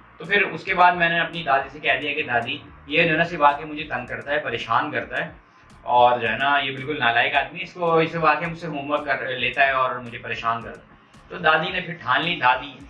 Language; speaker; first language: Urdu; non-native, local second language; Punjabi